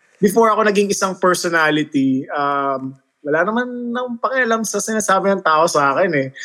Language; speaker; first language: Filipino; early bilingual, heritage; Filipino